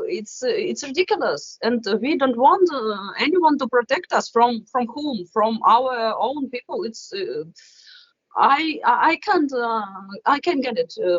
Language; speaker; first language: English; non-native, fluent; Russian